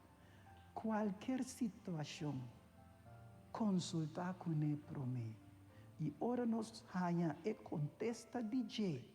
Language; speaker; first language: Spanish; non-native, fluent; Papiamento